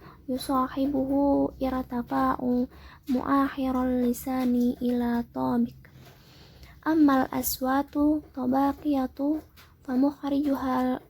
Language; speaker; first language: Arabic; non-native, learner; Indonesian